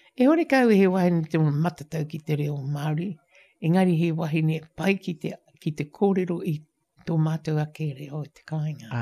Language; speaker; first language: Māori; native; Māori